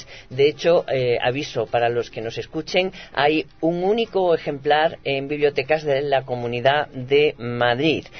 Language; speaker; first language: Spanish; native; Spanish